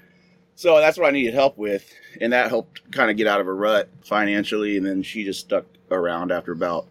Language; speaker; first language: English; native; English